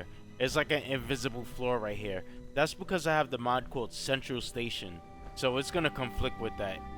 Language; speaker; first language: English; native; English